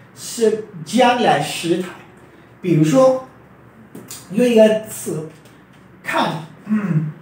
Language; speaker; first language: Chinese; non-native, fluent; Urdu